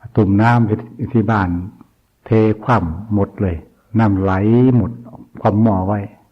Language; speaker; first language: Thai; non-native, local second language; Northeastern Thai